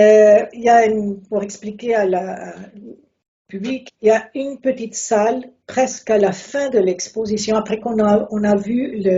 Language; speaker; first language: French; non-native, fluent; Spanish